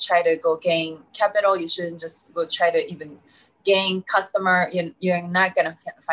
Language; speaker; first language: English; non-native, fluent; Japanese